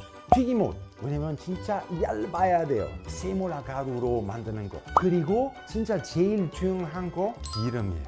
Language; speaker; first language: Korean; non-native, fluent; Italian